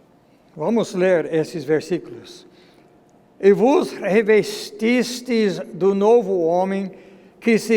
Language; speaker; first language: Portuguese; non-native, fluent; English